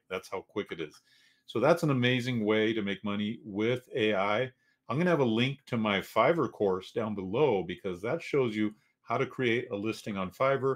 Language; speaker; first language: English; native; English